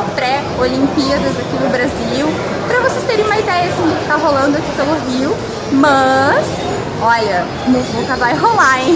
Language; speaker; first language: Portuguese; native; Portuguese